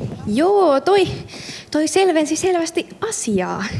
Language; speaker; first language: Finnish; native; Finnish